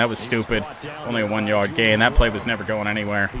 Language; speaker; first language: English; native; English